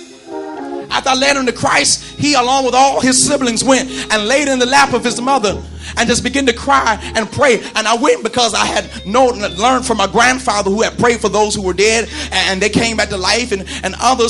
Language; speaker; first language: English; native; English